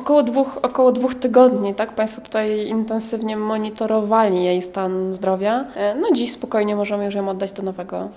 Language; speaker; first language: Polish; native; Polish